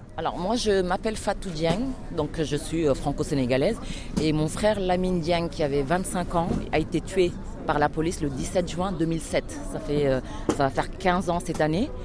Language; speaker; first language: French; early bilingual, other home language; Wolof